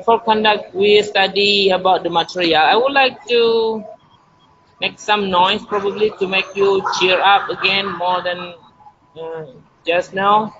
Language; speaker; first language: English; non-native, learner; Indonesian